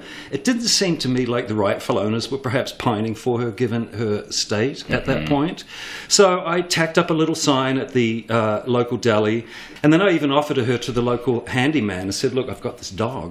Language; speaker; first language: English; native; English